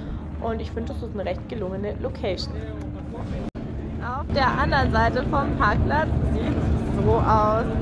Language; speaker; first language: German; native; German